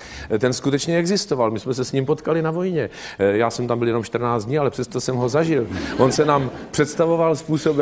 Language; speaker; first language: Czech; native; Czech